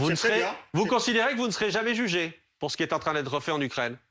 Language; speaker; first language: French; native; French